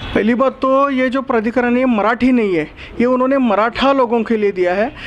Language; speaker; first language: Hindi; non-native, local second language; Marathi